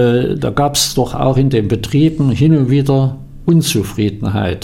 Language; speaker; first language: German; native; German